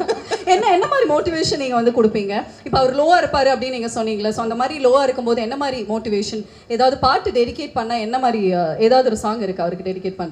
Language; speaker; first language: Tamil; native; Tamil